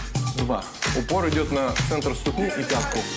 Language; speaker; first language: Russian; native; Russian